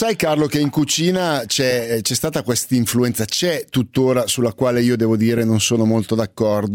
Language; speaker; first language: Italian; native; Italian